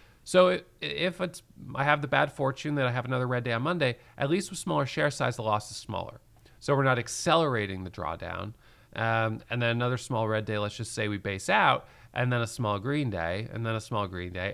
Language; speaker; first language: English; native; English